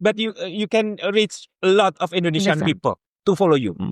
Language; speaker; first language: English; non-native, fluent; Indonesian